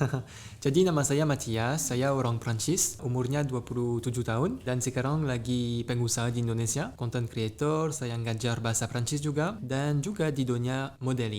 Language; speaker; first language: Indonesian; non-native, fluent; French